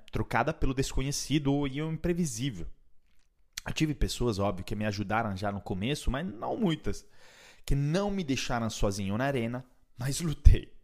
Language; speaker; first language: Portuguese; non-native, fluent; Italian